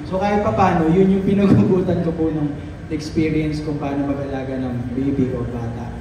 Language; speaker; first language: Filipino; native; Filipino